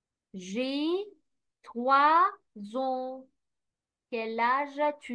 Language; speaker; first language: French; non-native, fluent; Arabic